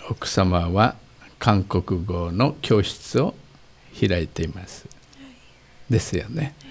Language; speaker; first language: Japanese; native; Japanese